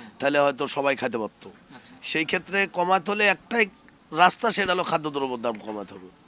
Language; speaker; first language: Bangla; native; Bangla